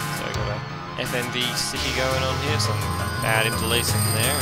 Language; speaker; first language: English; native; English